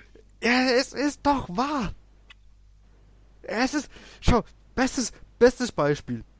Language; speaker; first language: German; native; German